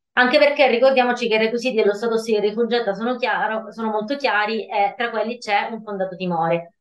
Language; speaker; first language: Italian; native; Italian